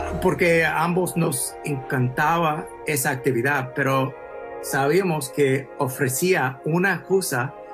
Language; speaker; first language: Spanish; early bilingual, heritage; English